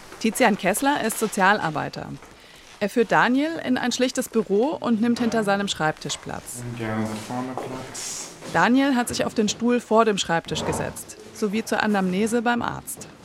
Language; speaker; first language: German; native; German